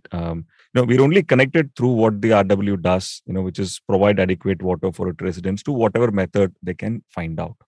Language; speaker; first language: English; non-native, local second language; Tamil